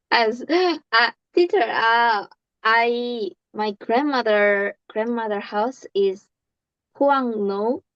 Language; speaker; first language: English; non-native, learner; Korean